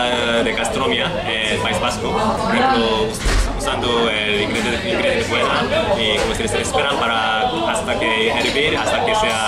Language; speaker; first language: Spanish; non-native, learner; Korean